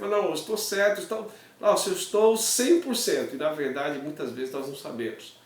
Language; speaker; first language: Portuguese; native; Portuguese